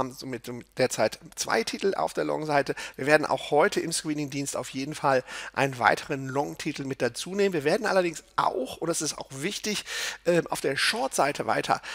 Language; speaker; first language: German; native; German